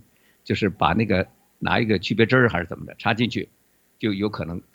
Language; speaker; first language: Chinese; native; Chinese